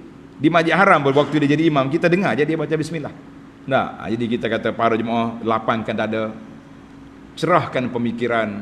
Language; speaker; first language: Malay; native; Malay